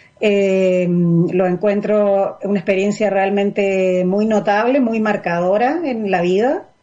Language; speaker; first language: Spanish; native; Spanish